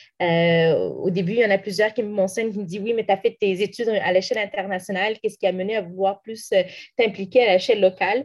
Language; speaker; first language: French; non-native, local second language; Arabic